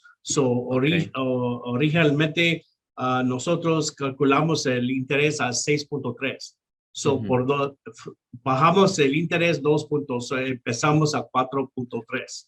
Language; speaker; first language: Spanish; non-native, local second language; English